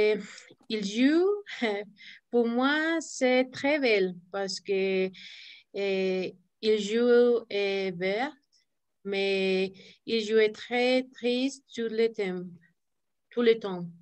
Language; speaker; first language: French; non-native, learner; Spanish